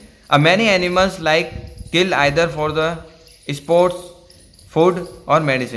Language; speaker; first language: Hindi; native; Hindi